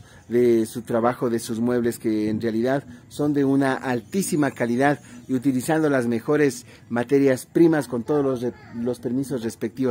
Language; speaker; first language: Spanish; native; Spanish